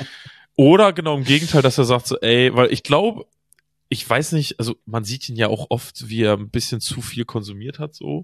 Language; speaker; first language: German; native; German